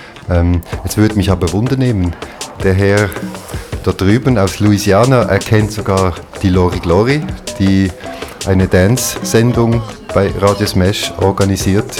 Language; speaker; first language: German; native; German